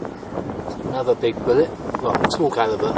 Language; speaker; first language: English; native; English